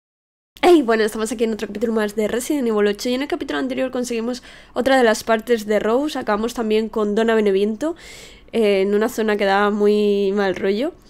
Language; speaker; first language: Spanish; native; Spanish